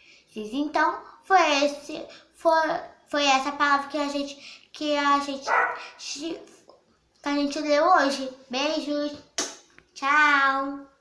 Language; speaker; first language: Portuguese; native; Portuguese